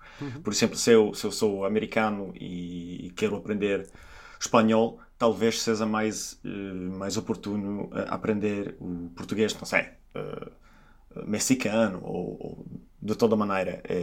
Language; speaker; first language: Portuguese; non-native, fluent; Italian